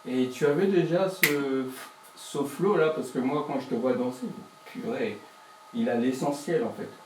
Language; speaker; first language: French; native; French